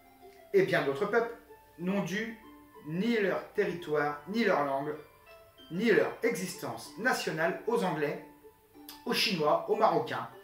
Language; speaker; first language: French; native; French